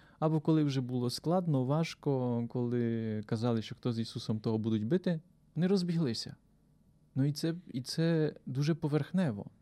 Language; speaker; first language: Ukrainian; native; Ukrainian